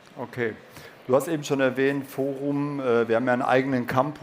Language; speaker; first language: German; native; German